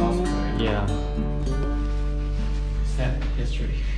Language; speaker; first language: English; non-native, learner; Chinese